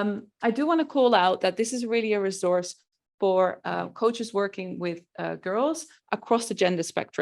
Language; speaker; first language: English; non-native, fluent; Dutch